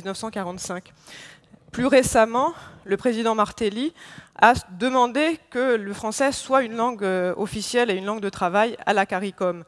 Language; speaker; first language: French; non-native, local second language; Haitian Creole